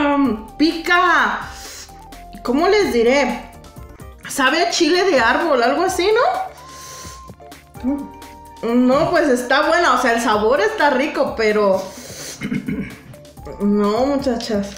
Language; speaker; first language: Spanish; native; Spanish